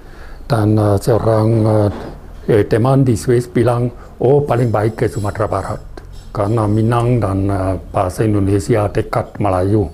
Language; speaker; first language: Indonesian; non-native, fluent; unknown